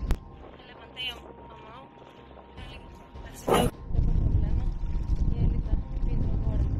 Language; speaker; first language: Portuguese; non-native, learner; Greek